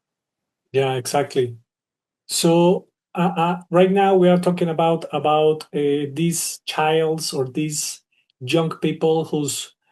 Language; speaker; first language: English; non-native, learner; Spanish